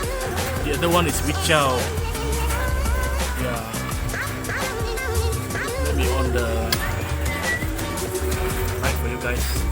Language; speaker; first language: English; non-native, local second language; Malay